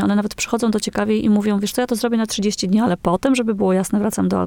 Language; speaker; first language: Polish; native; Polish